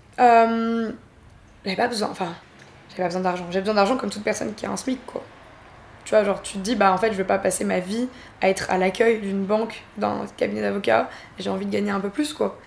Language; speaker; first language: French; native; French